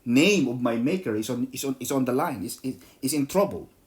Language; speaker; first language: English; non-native, local second language; Filipino